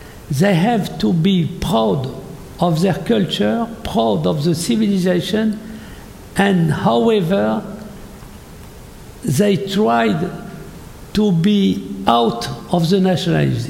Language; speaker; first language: English; non-native, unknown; French